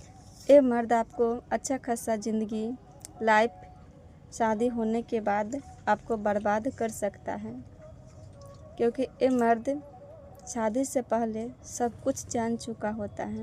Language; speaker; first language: Hindi; non-native, local second language; Bhojpuri